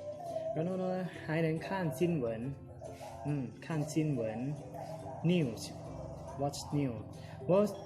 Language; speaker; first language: Chinese; non-native, learner; Lao